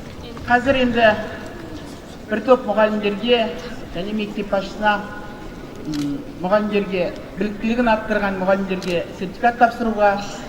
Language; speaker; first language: Kazakh; native; Kazakh